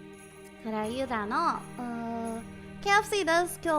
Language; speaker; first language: Japanese; non-native, learner; English